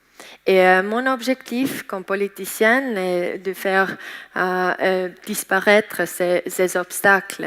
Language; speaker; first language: French; non-native, learner; Estonian